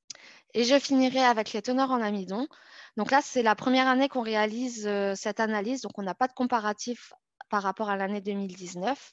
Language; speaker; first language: French; native; French